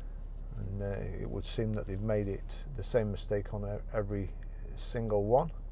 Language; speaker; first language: English; native; English